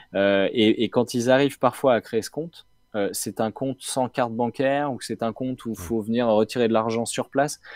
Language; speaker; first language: French; native; French